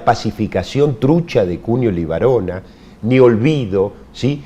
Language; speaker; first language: Spanish; native; Spanish